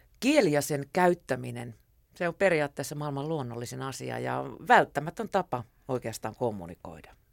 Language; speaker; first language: Finnish; native; Finnish